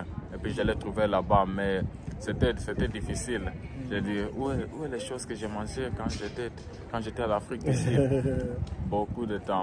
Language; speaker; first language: French; early bilingual, heritage; French